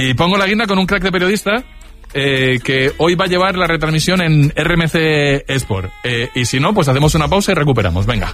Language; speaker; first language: Spanish; native; Spanish